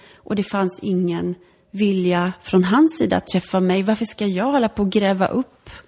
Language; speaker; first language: Swedish; early bilingual, other home language; Polish